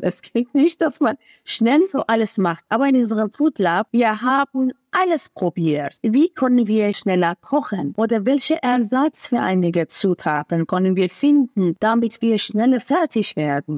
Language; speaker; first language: German; non-native, fluent; Persian